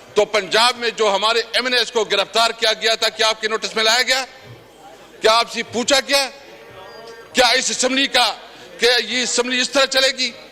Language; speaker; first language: Urdu; non-native, local second language; Pashto